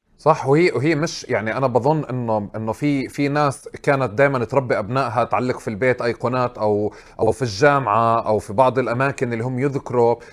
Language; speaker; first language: Arabic; native; Arabic